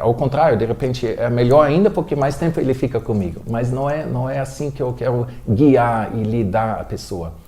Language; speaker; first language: Portuguese; non-native, fluent; German